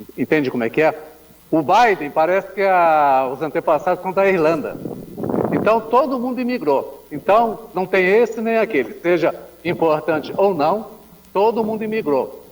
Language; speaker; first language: Portuguese; native; Portuguese